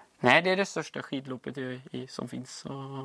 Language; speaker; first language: Swedish; native; Swedish